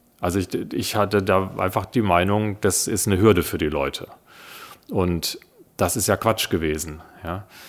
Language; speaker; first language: German; early bilingual, other home language; Italian